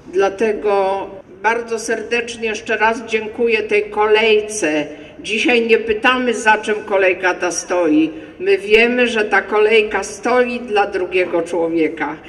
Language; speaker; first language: Polish; native; Polish